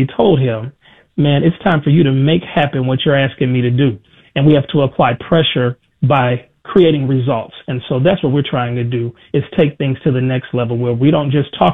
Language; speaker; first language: English; native; English